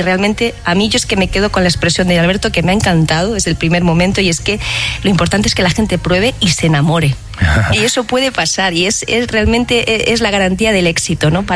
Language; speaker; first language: Spanish; native; Spanish